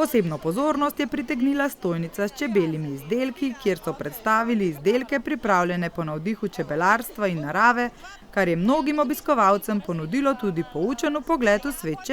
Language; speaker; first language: Slovenian; native; Slovenian